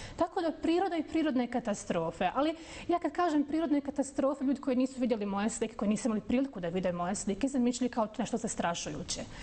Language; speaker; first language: Bosnian; native; Bosnian